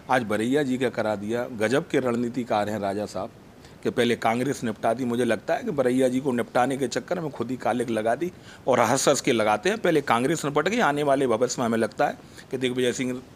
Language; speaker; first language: Hindi; native; Hindi